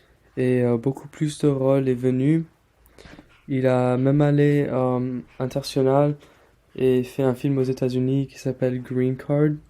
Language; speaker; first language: French; non-native, learner; English